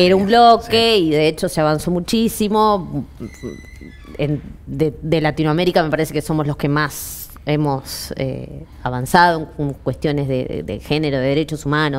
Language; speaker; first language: Spanish; native; Spanish